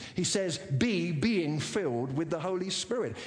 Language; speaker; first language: English; native; English